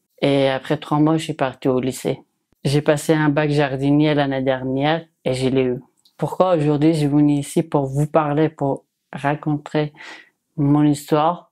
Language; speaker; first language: French; non-native, learner; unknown